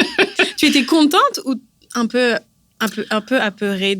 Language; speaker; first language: French; native; French